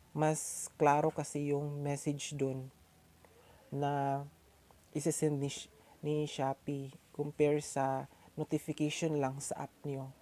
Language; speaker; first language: Filipino; non-native, local second language; Cebuano